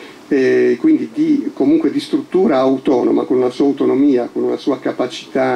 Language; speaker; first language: Italian; native; Italian